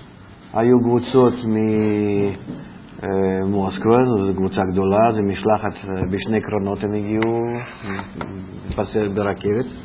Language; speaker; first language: Hebrew; non-native, fluent; Russian